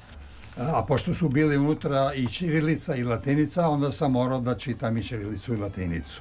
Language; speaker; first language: Serbian; native; Serbian